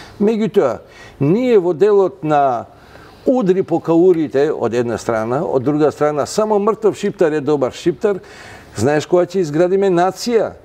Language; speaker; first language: Macedonian; non-native, local second language; Albanian